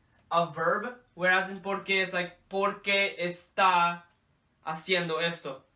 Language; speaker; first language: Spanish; non-native, learner; English